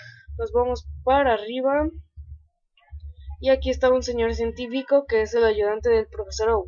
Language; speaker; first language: Spanish; native; Spanish